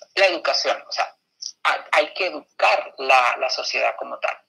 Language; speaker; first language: Spanish; native; Spanish